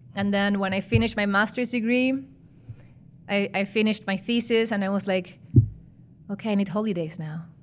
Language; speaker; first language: English; non-native, fluent; Spanish